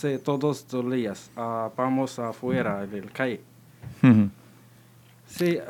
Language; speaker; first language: Spanish; non-native, learner; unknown